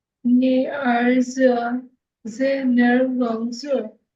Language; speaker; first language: Chinese; non-native, learner; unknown